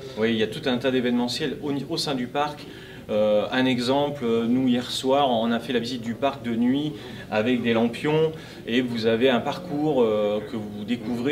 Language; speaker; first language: French; native; French